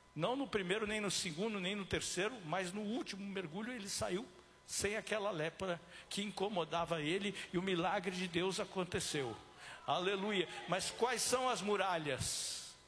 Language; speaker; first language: Portuguese; native; Portuguese